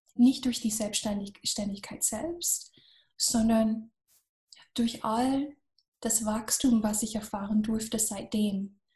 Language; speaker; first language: German; non-native, fluent; English